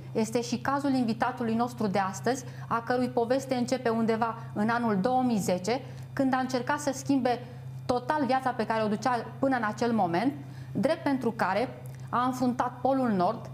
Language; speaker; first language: Romanian; native; Romanian